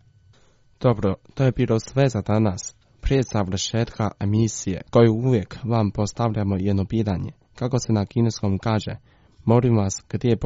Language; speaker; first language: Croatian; non-native, fluent; Chinese